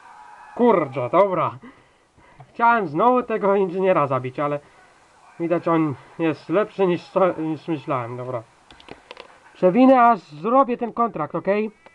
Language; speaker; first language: Polish; native; Polish